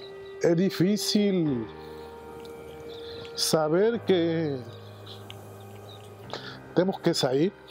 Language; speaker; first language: Portuguese; non-native, fluent; Spanish